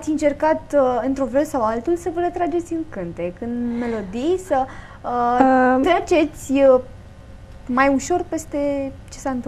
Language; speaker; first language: Romanian; native; Romanian